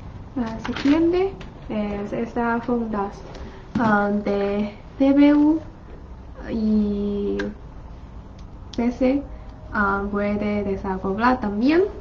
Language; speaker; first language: Spanish; non-native, learner; Chinese